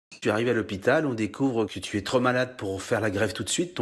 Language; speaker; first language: French; native; French